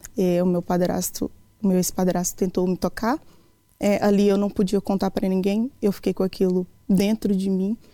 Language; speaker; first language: Portuguese; native; Portuguese